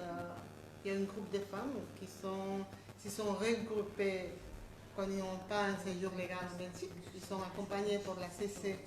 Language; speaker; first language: French; non-native, fluent; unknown